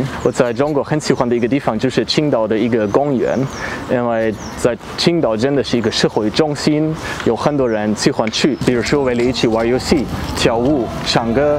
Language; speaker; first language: Chinese; non-native, fluent; German